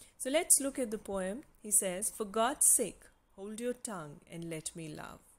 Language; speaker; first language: English; non-native, local second language; Punjabi